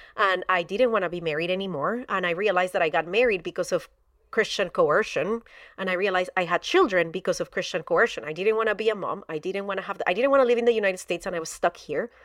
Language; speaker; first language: English; non-native, fluent; Spanish